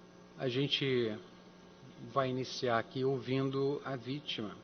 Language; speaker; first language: Portuguese; native; Portuguese